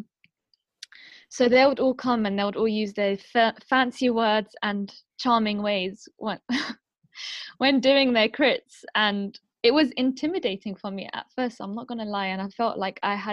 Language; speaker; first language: English; non-native, local second language; Arabic